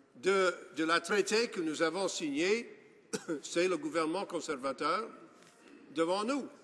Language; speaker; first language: French; non-native, local second language; English